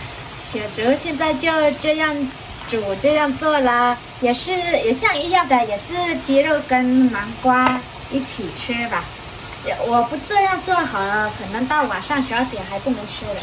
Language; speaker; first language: Chinese; non-native, learner; Vietnamese